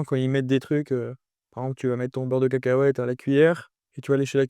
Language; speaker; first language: French; native; French